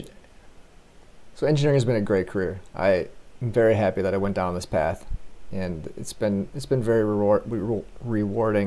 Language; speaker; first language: English; native; English